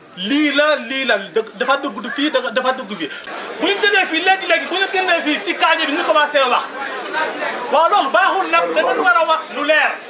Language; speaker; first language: Wolof; non-native, local second language; Mandingo